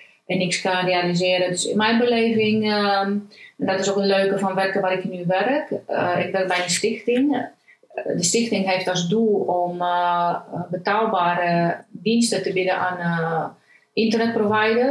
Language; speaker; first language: Dutch; non-native, fluent; Romanian